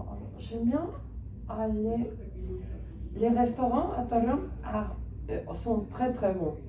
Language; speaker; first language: French; non-native, fluent; Spanish